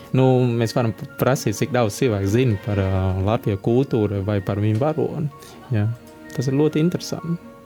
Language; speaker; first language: Latvian; non-native, fluent; Vietnamese